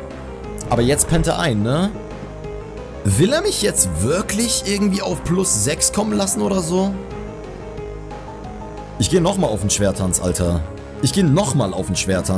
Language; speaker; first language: German; native; German